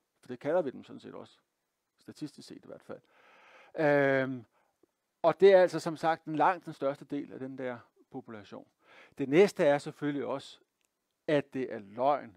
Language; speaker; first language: Danish; native; Danish